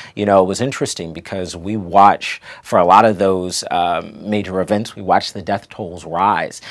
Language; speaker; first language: English; native; English